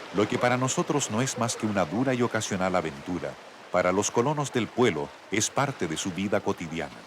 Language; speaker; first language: Spanish; native; Spanish